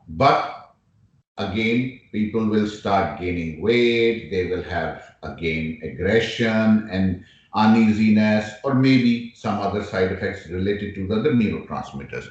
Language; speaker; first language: English; non-native, local second language; Urdu